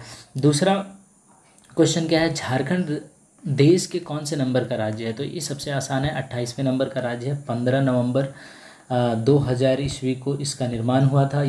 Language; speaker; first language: Hindi; native; Hindi